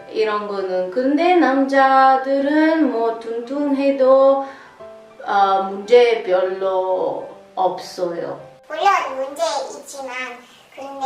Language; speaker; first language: Korean; non-native, learner; Italian